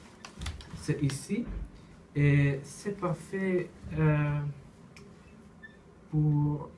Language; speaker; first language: French; non-native, learner; Dutch